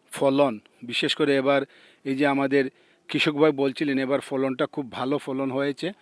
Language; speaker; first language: Bangla; native; Bangla